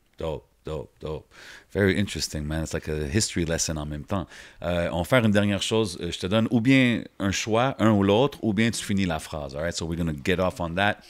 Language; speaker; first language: French; native; French